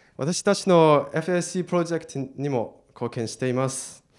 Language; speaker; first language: Japanese; non-native, learner; Chinese